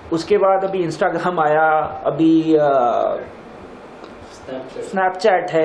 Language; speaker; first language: Hindi; native; Hindi